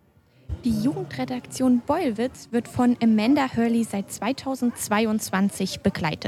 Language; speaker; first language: German; native; German